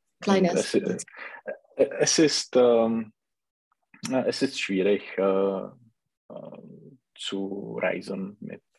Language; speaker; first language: German; non-native, learner; Czech